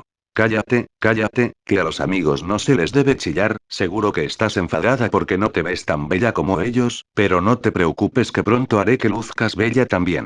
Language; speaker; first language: Spanish; native; Spanish